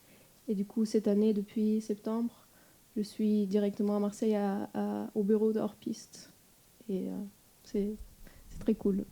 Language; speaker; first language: French; non-native, fluent; German